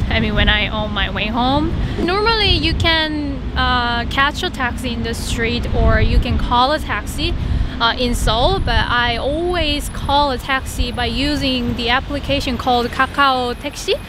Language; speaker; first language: English; non-native, fluent; Korean